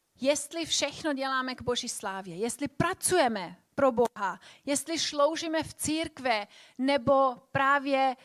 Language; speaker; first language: Czech; non-native, fluent; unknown